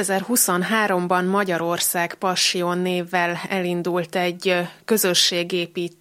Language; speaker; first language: Hungarian; native; Hungarian